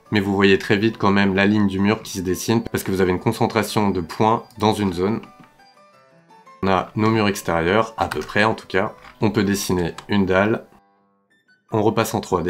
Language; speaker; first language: French; native; French